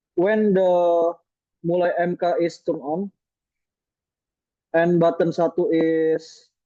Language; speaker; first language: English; non-native, learner; Indonesian